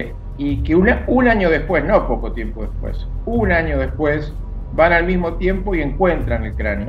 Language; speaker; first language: Spanish; native; Spanish